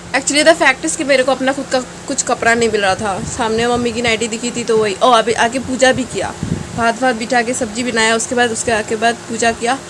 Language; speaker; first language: Hindi; non-native, local second language; Bangla